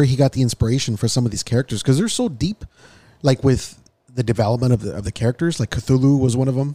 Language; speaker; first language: English; native; English